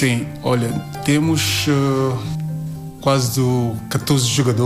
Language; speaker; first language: Portuguese; non-native, learner; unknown